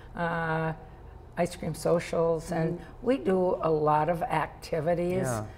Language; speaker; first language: English; native; English